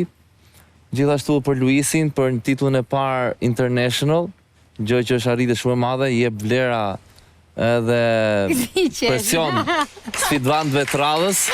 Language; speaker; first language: Albanian; native; Albanian